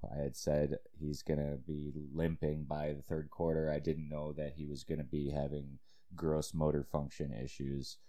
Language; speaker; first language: English; native; English